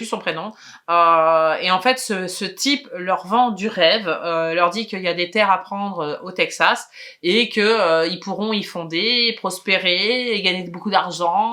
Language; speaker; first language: French; native; French